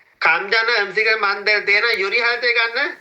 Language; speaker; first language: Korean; non-native, fluent; Sinhala